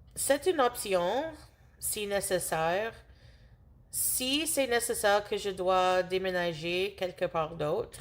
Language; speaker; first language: French; non-native, learner; English